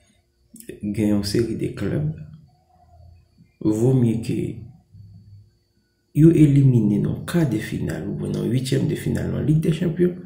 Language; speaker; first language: French; non-native, local second language; Haitian Creole